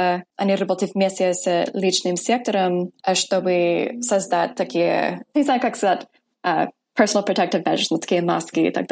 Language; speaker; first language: Russian; non-native, fluent; English